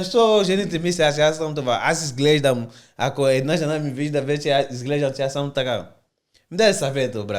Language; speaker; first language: Bulgarian; non-native, learner; Portuguese